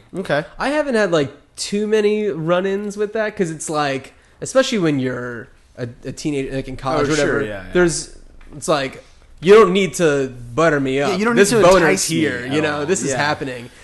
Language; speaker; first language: English; native; English